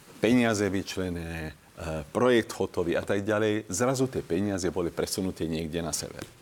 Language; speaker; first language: Slovak; non-native, local second language; Hungarian